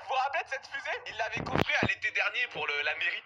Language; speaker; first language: French; native; French